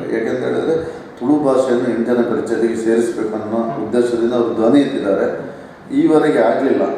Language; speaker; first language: Kannada; non-native, local second language; Tulu